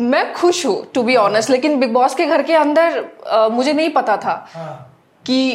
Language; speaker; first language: Hindi; non-native, local second language; Assamese